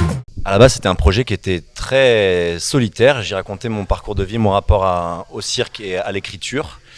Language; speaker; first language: French; native; French